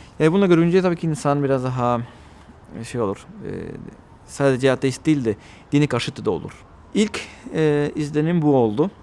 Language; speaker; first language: Turkish; non-native, fluent; Spanish